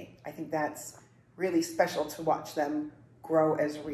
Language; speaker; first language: English; native; English